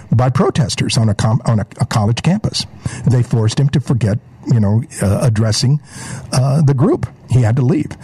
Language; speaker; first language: English; native; English